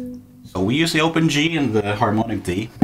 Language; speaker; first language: English; non-native, fluent; Norwegian